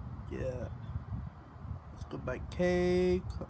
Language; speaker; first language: English; non-native, learner; Spanish